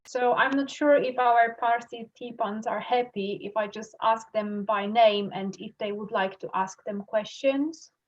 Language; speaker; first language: English; non-native, fluent; Polish